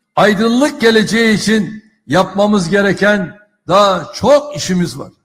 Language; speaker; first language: Turkish; native; Turkish